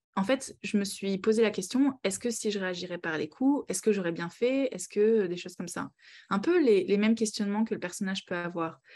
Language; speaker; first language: French; native; French